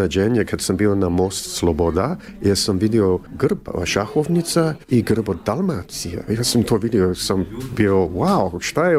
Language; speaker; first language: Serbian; early bilingual, heritage; Croatian